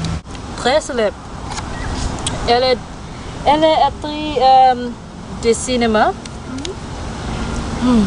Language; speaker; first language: French; non-native, learner; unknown